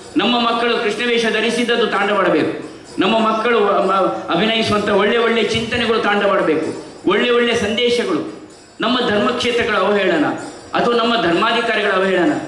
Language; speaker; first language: Kannada; non-native, local second language; Tulu